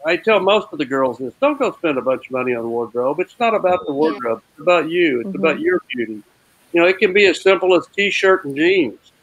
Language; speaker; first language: English; native; English